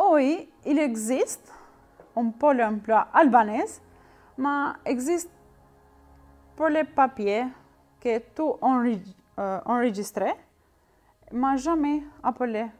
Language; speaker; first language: French; non-native, learner; Albanian